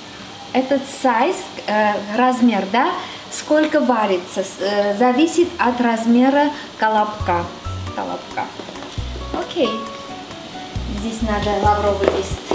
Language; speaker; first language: Russian; non-native, fluent; Armenian